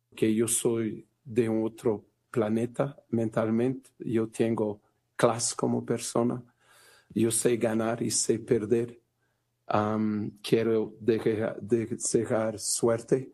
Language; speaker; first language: Spanish; non-native, fluent; Portuguese